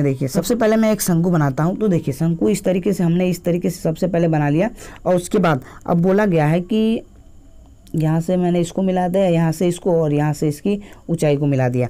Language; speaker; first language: Hindi; native; Hindi